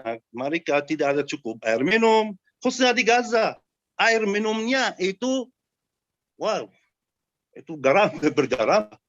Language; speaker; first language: Indonesian; non-native, learner; Arabic